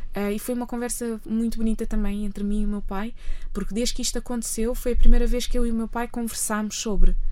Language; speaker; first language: Portuguese; early bilingual, other home language; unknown